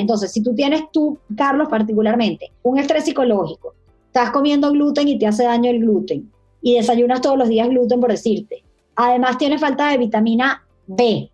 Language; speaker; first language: Spanish; native; Spanish